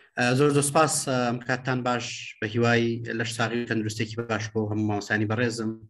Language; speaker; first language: Central Kurdish; native; Central Kurdish